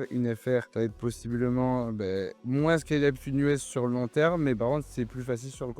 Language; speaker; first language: French; native; French